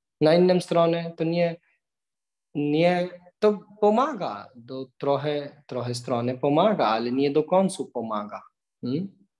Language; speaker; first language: Polish; non-native, learner; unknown